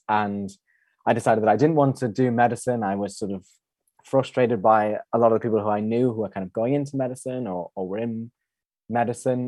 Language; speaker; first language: English; native; English